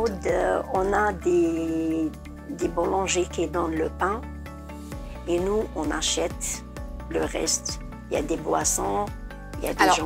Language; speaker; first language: French; non-native, learner; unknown